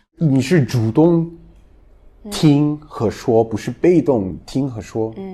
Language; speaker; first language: Chinese; non-native, fluent; English